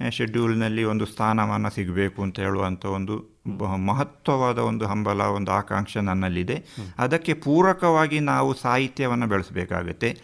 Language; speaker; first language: Kannada; non-native, local second language; Kodava